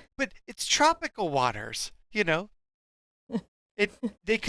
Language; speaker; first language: English; native; English